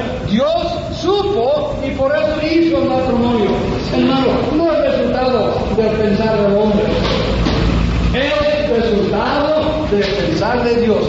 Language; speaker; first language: Spanish; non-native, fluent; English